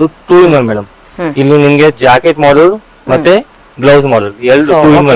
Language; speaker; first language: Kannada; non-native, local second language; Telugu